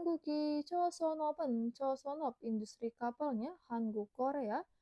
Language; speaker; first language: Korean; non-native, fluent; Indonesian